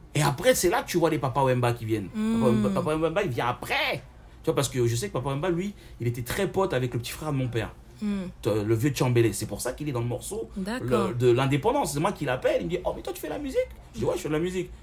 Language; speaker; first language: French; native; French